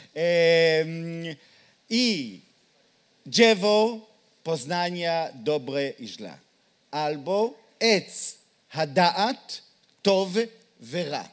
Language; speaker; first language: Polish; non-native, learner; Hebrew